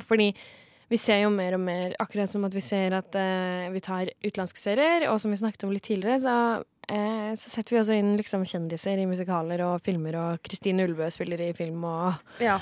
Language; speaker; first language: Norwegian; native; Norwegian